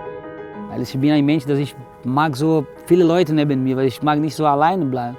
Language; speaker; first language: German; non-native, learner; Portuguese